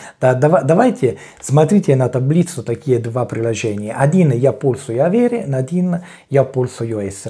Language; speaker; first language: Russian; non-native, learner; Italian